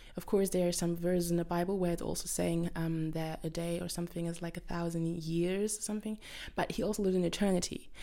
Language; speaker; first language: English; non-native, fluent; German